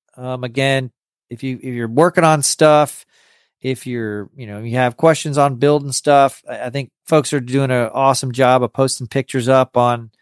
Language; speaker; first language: English; native; English